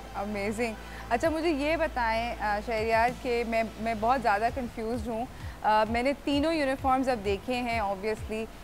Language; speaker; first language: Urdu; native; Urdu